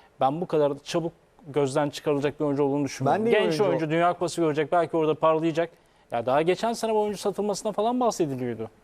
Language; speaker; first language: Turkish; native; Turkish